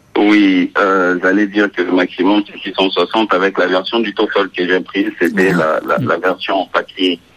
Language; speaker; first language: French; non-native, local second language; Lingala